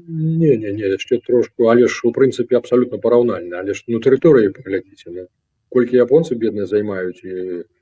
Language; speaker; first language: Belarusian; native; Belarusian